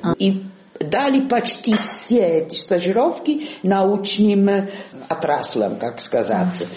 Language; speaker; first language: Russian; non-native, fluent; Italian